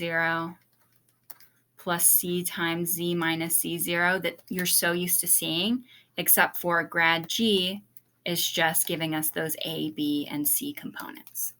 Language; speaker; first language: English; native; English